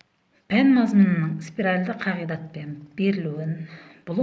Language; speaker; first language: Kazakh; native; Kazakh